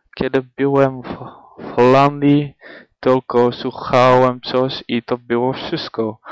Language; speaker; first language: Polish; non-native, learner; Dutch